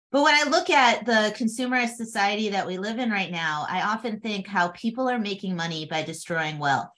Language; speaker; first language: English; native; English